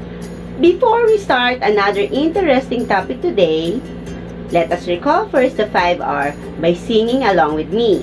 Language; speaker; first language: English; non-native, local second language; Filipino